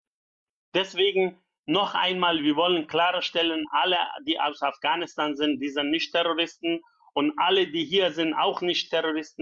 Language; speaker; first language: German; non-native, fluent; Persian